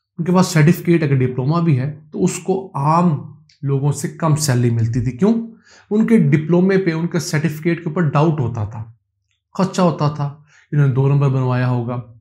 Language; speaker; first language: Urdu; native; Urdu